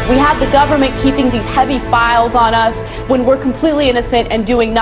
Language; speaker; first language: English; native; English